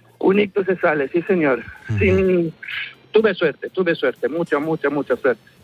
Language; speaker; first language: Spanish; non-native, fluent; Romanian